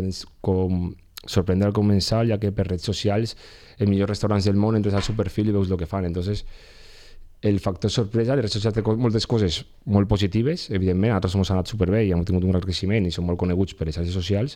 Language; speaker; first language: Catalan; native; Catalan